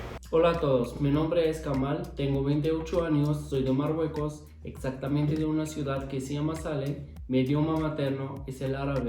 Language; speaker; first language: Spanish; non-native, fluent; Arabic